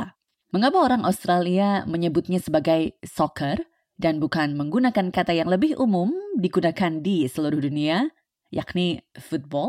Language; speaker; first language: Indonesian; native; Indonesian